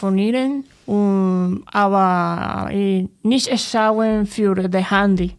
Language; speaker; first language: German; non-native, learner; Spanish